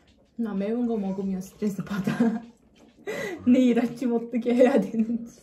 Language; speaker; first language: Korean; non-native, learner; Turkish